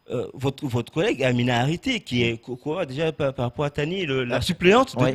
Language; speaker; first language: French; native; French